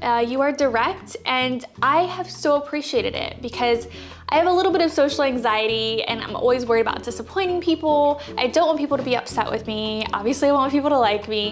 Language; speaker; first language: English; native; English